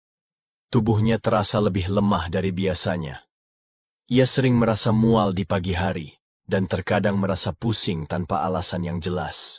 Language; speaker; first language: Indonesian; native; Indonesian